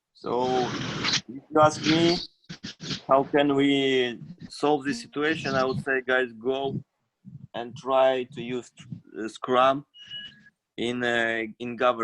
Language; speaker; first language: English; non-native, fluent; Russian